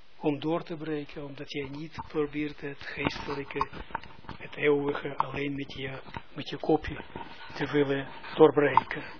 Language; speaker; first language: Dutch; non-native, fluent; Hebrew